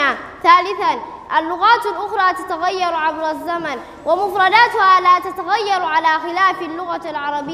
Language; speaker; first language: Arabic; non-native, learner; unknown